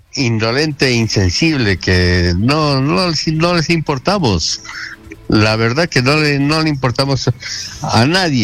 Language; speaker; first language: Spanish; native; Spanish